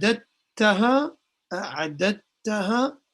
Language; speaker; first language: Arabic; non-native, fluent; English